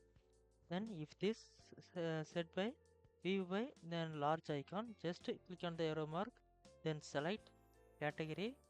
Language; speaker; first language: English; non-native, learner; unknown